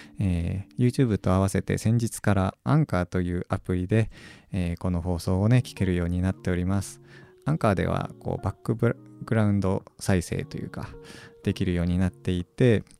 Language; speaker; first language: Japanese; native; Japanese